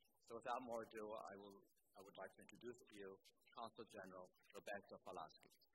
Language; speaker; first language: English; native; English